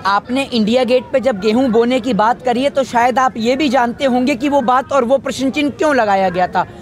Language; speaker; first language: Hindi; native; Hindi